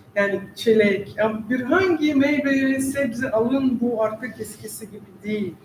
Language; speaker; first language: Turkish; non-native, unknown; Russian